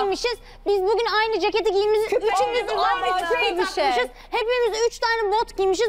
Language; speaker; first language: Turkish; native; Turkish